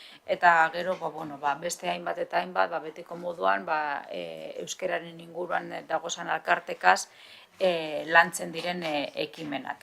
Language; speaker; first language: Basque; native; Basque